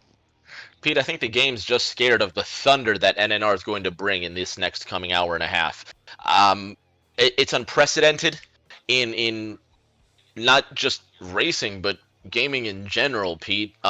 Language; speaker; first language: English; native; English